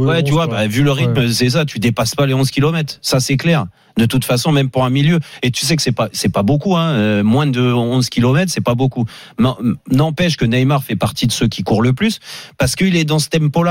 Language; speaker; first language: French; native; French